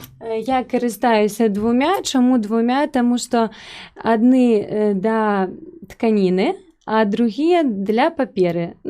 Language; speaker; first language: Belarusian; native; Belarusian